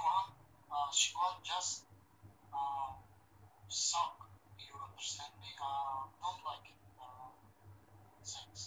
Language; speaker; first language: English; non-native, learner; Romany